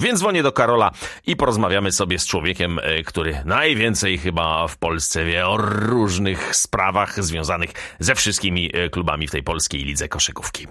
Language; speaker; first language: Polish; native; Polish